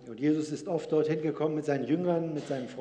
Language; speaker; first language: German; native; German